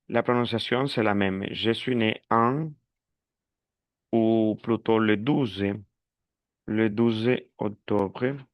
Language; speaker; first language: French; non-native, fluent; Spanish